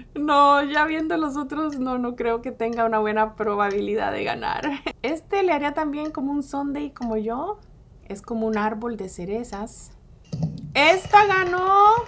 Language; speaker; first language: Spanish; early bilingual, heritage; Spanish